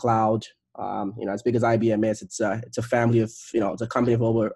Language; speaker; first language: English; non-native, local second language; Igbo